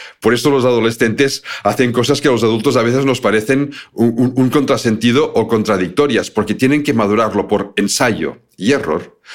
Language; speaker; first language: Spanish; native; Spanish